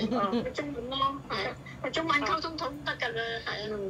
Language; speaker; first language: Cantonese; native; Cantonese